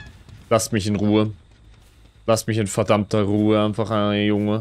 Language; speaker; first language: German; native; German